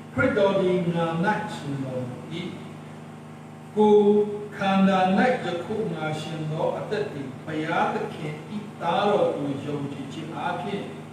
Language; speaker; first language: Burmese; non-native, local second language; Tedim Chin